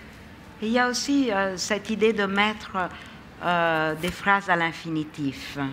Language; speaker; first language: French; non-native, fluent; Italian